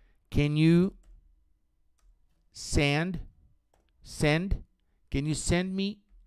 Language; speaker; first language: English; non-native, fluent; Portuguese